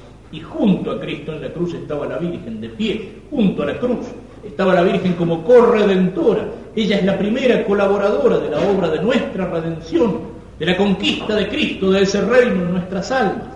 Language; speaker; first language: Spanish; native; Spanish